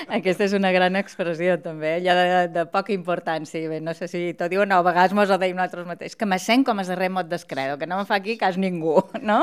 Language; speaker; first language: Catalan; native; Catalan